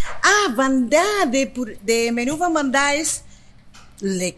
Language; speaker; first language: Dutch; non-native, learner; Spanish